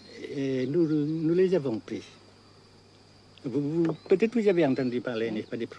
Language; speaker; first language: French; non-native, local second language; Vietnamese